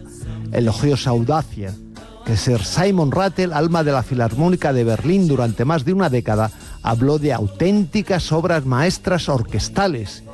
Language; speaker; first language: Spanish; native; Spanish